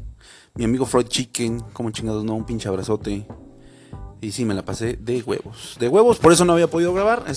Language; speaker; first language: Spanish; native; Spanish